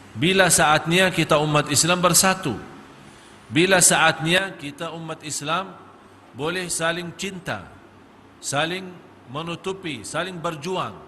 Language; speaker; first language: Malay; non-native, fluent; Arabic